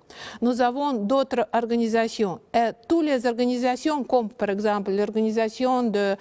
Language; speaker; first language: French; non-native, learner; Russian